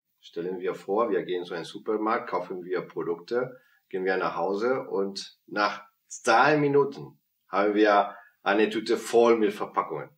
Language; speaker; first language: German; non-native, fluent; Spanish